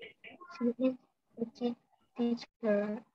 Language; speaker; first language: English; non-native, learner; Indonesian